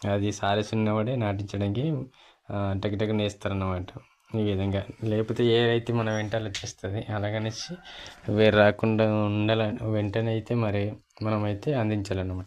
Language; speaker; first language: Telugu; non-native, local second language; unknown